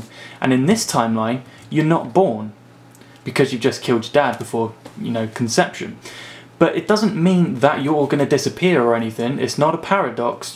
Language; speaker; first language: English; native; English